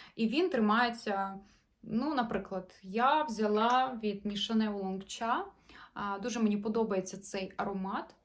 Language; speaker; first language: Ukrainian; non-native, local second language; Russian